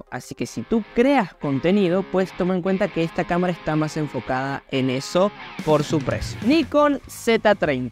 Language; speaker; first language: Spanish; native; Spanish